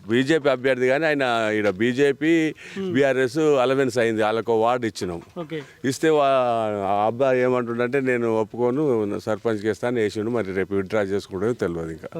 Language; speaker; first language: Telugu; native; Telugu